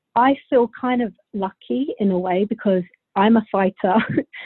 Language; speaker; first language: English; early bilingual, other home language; Bulgarian